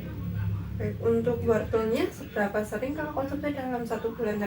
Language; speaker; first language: Indonesian; native; Indonesian